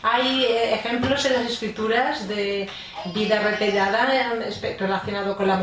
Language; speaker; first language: Spanish; native; Spanish